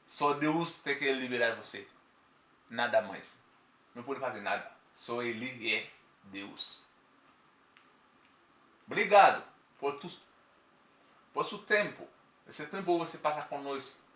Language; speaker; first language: Portuguese; non-native, learner; Haitian Creole